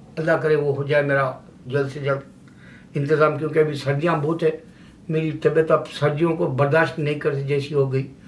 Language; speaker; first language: Urdu; native; Urdu